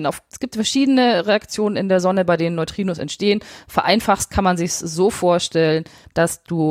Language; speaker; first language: German; native; German